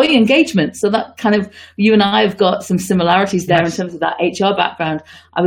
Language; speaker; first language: English; native; English